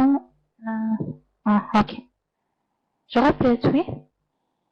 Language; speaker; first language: French; non-native, learner; Arabic